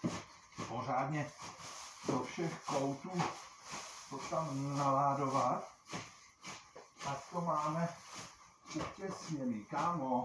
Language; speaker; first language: Czech; native; Czech